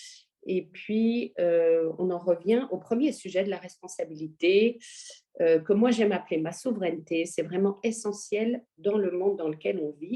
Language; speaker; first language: French; native; French